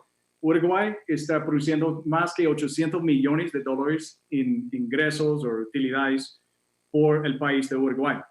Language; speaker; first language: Spanish; non-native, fluent; English